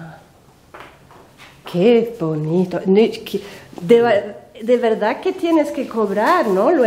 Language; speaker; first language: Spanish; non-native, fluent; Swedish